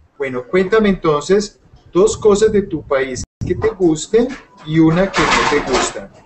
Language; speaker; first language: Spanish; native; Spanish